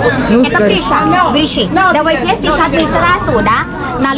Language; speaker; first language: Russian; non-native, learner; Thai